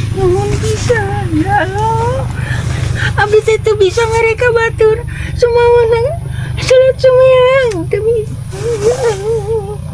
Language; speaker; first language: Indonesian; non-native, local second language; Sundanese